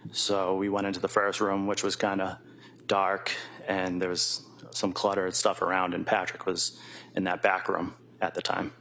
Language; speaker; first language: English; native; English